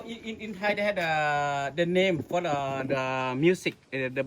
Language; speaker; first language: English; non-native, learner; Thai